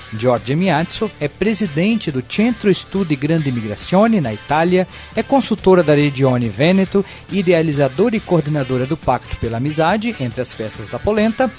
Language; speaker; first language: Portuguese; native; Portuguese